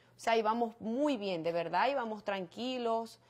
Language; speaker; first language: Spanish; native; Spanish